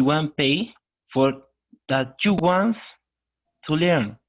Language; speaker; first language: English; non-native, learner; Spanish